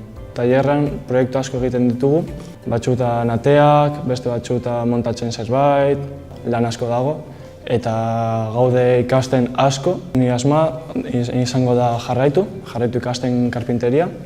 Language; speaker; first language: Basque; non-native, local second language; Spanish